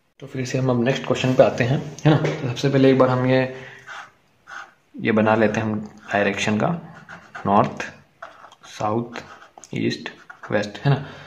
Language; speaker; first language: Hindi; native; Hindi